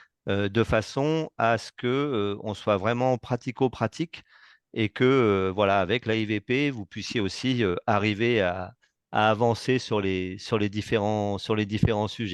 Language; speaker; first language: French; native; French